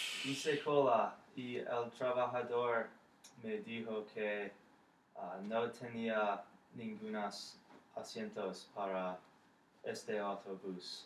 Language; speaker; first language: Spanish; non-native, learner; English